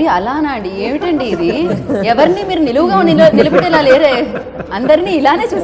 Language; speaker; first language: Telugu; native; Telugu